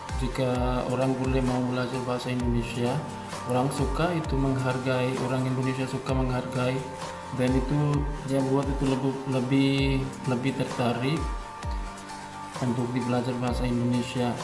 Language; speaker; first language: Indonesian; non-native, learner; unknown